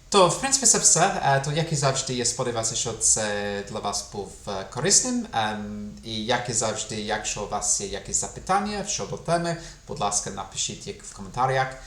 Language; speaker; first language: Ukrainian; non-native, fluent; English